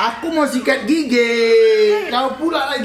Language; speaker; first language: Indonesian; native; Indonesian